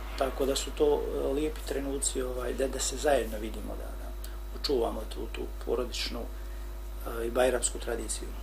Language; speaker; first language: Croatian; non-native, fluent; Albanian